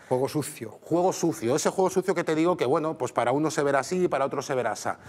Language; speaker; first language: Spanish; native; Spanish